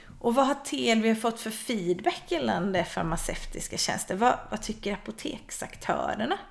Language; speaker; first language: Swedish; native; Swedish